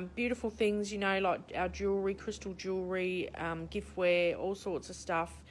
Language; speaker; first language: English; native; English